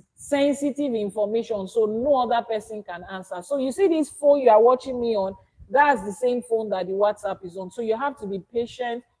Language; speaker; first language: English; non-native, local second language; Yoruba